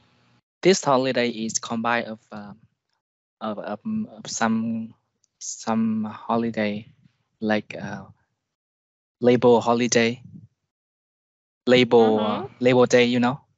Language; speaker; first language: English; non-native, learner; Vietnamese